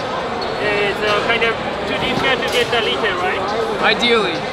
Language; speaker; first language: English; non-native, learner; Japanese